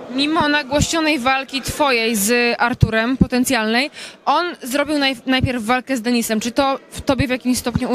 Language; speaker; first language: Polish; native; Polish